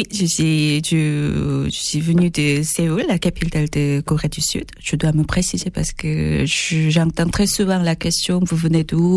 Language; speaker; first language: French; non-native, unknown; Korean